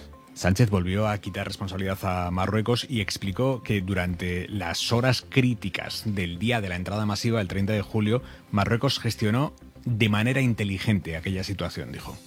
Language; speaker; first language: Spanish; native; Spanish